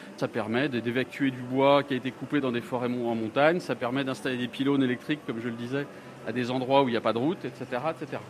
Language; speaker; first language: French; native; French